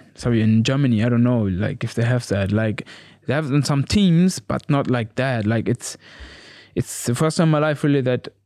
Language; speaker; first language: English; non-native, learner; German